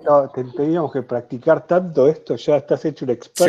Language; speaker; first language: Spanish; native; Spanish